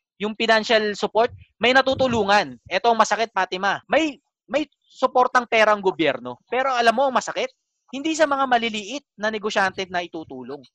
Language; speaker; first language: Filipino; native; Filipino